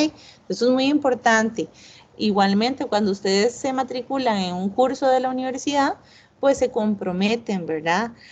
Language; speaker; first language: Spanish; native; Spanish